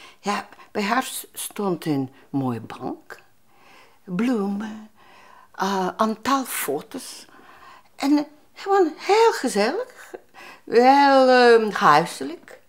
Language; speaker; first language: Dutch; non-native, fluent; Russian